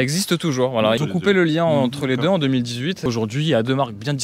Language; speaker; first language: French; native; French